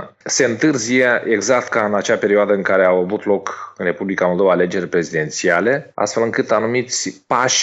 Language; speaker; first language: Romanian; native; Romanian